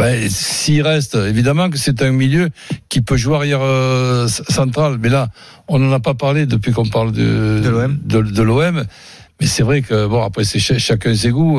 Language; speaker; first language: French; native; French